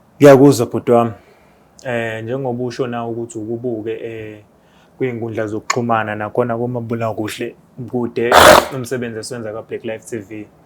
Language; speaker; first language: Zulu; native; Zulu